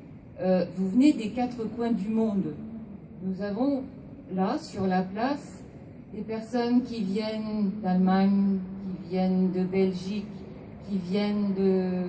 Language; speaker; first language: French; native; French